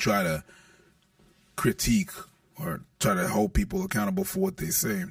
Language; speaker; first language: English; non-native, fluent; French